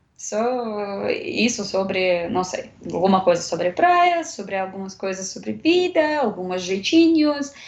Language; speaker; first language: Portuguese; non-native, learner; Russian